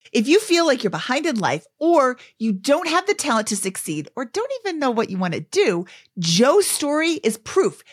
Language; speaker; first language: English; native; English